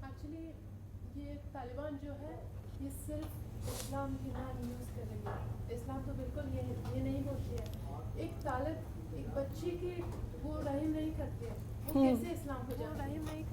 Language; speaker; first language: Hindi; non-native, learner; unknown